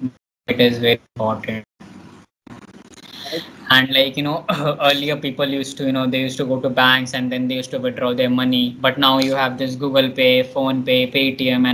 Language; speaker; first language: English; non-native, local second language; Hindi